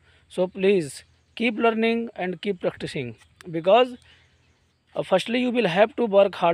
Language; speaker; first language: English; non-native, learner; Hindi